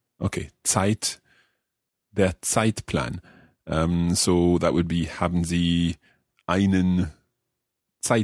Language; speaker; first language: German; non-native, learner; English